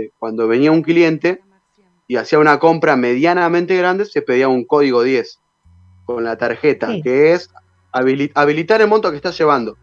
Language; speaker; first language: Spanish; native; Spanish